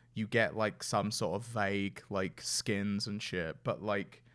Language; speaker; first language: English; native; English